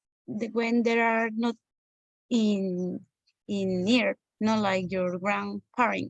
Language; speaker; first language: English; non-native, learner; Spanish